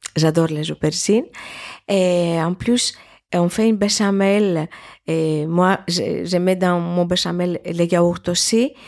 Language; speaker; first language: French; non-native, fluent; Greek